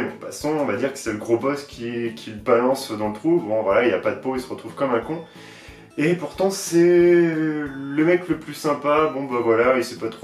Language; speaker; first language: French; native; French